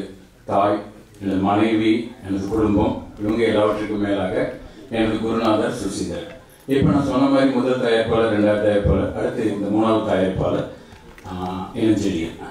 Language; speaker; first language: Tamil; native; Tamil